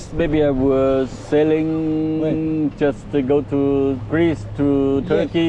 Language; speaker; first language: English; non-native, learner; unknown